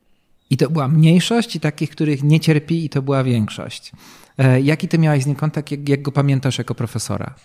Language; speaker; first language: Polish; native; Polish